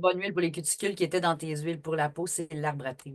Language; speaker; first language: French; native; French